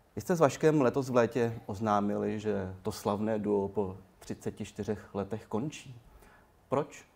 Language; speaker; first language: Czech; native; Czech